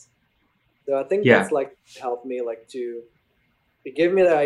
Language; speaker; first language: English; non-native, fluent; Arabic